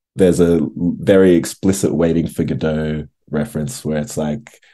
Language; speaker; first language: English; native; English